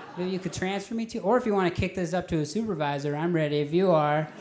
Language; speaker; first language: English; native; English